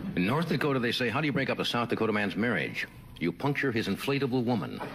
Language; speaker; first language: English; native; English